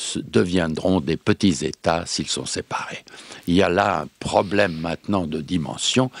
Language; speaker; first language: French; non-native, fluent; Serbian